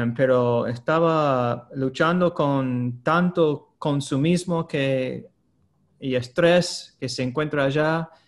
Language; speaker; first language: Spanish; non-native, fluent; English